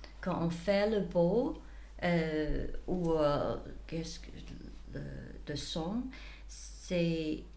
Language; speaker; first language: French; non-native, fluent; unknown